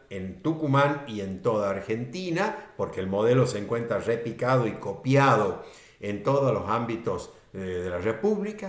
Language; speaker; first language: Spanish; native; Spanish